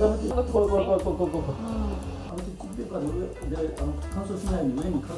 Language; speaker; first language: Japanese; native; Japanese